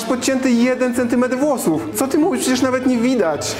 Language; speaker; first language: Polish; native; Polish